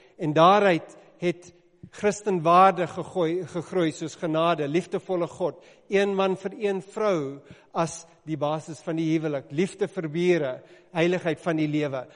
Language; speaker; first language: Afrikaans; non-native, local second language; English